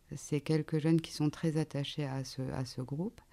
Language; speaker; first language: French; non-native, local second language; Arabic